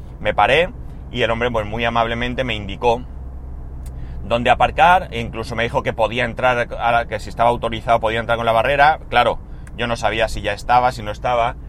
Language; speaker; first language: Spanish; native; Spanish